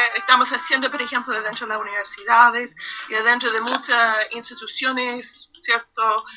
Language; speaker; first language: Spanish; non-native, fluent; English